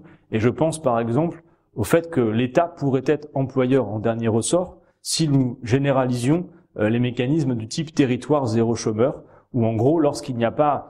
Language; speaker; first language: French; native; French